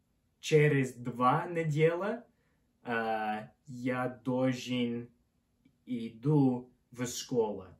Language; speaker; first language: Russian; non-native, learner; English